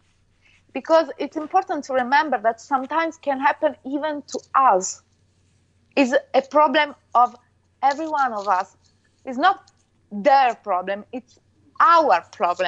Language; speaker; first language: English; non-native, fluent; Italian